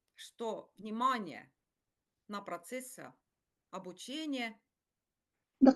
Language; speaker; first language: Russian; non-native, fluent; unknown